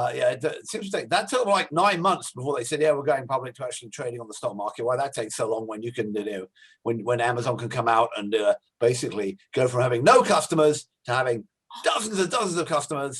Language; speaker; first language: English; native; English